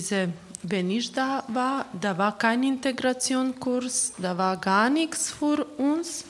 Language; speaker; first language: German; non-native, learner; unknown